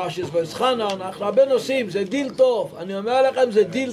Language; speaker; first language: Hebrew; non-native, local second language; Yiddish